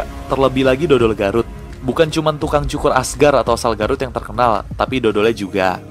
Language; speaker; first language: Indonesian; native; Indonesian